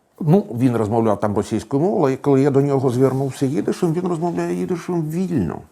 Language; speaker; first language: Ukrainian; non-native, local second language; Russian